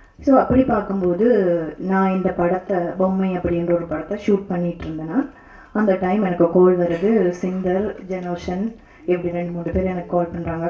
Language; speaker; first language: Tamil; native; Tamil